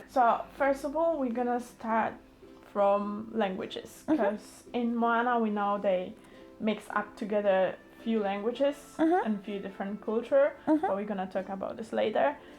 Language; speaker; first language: English; non-native, learner; Polish